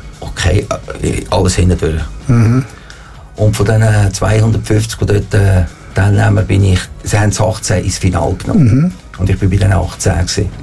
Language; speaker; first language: German; non-native, fluent; Italian